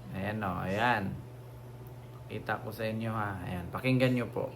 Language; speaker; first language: Filipino; native; Filipino